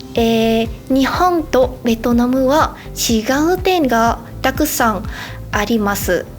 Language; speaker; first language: Japanese; non-native, fluent; Vietnamese